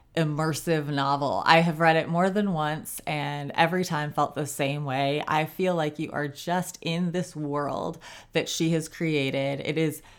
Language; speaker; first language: English; native; English